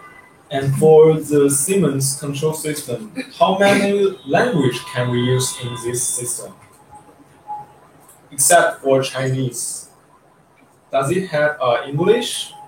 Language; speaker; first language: English; non-native, learner; Chinese